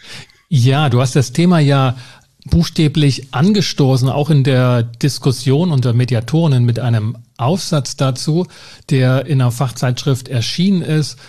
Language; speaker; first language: German; native; German